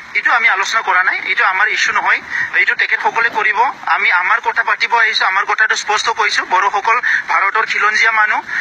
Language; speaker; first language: Assamese; non-native, local second language; Bodo